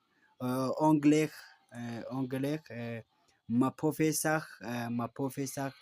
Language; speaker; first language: French; non-native, learner; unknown